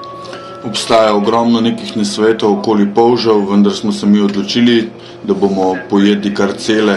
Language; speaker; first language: Slovenian; native; Slovenian